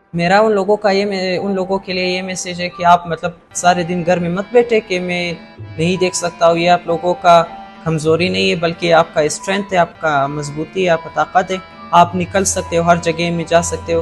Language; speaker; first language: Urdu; non-native, local second language; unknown